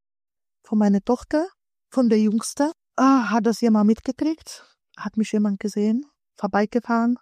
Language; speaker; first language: German; early bilingual, other home language; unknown